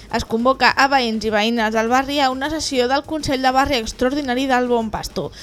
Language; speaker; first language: Catalan; native; Catalan